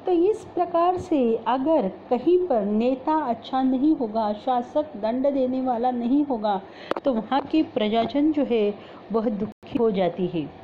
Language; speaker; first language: Hindi; non-native, local second language; Marathi